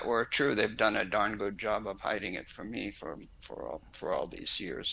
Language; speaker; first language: English; native; English